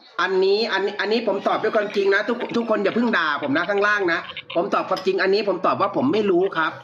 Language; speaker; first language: Thai; native; Thai